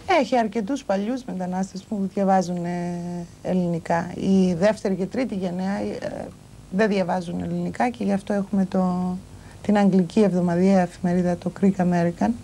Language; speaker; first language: Greek; native; Greek